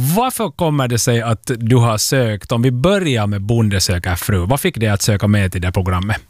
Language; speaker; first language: Swedish; native; Swedish